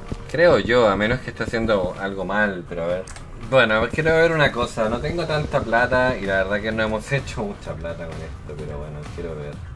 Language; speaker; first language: Spanish; native; Spanish